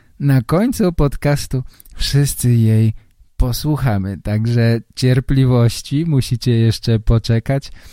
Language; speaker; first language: Polish; native; Polish